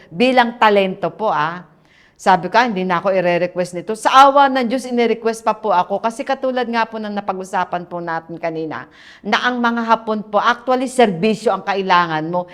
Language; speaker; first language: Filipino; native; Filipino